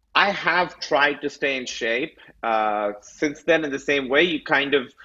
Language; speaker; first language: English; non-native, local second language; Urdu